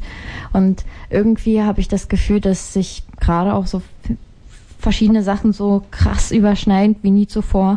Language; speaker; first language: German; native; German